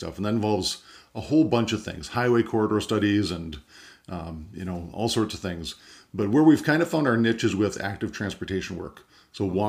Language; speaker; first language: English; native; English